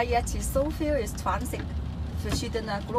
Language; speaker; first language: German; non-native, learner; Cantonese